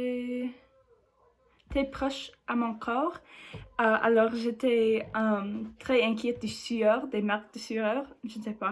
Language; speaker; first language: French; non-native, learner; English